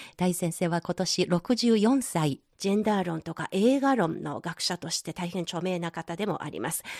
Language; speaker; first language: Japanese; non-native, fluent; Chinese